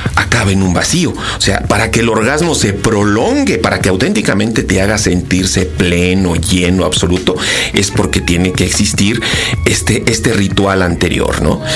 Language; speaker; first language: Spanish; native; Spanish